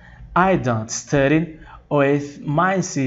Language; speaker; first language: English; non-native, fluent; Portuguese